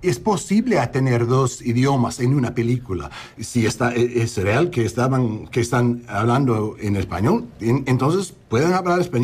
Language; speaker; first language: Spanish; non-native, learner; English